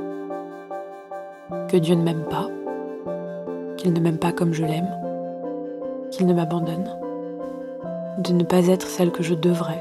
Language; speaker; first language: French; early bilingual, other home language; Arabic